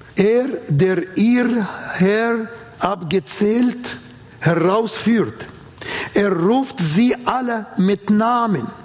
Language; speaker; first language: German; non-native, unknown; Arabic